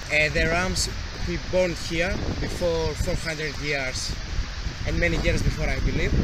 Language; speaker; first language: English; non-native, learner; Greek